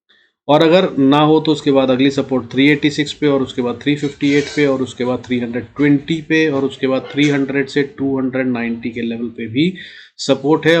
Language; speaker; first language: Hindi; native; Hindi